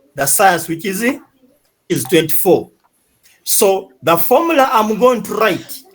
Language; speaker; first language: English; non-native, local second language; Swahili